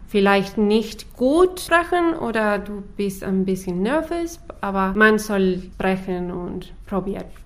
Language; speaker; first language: German; non-native, learner; Spanish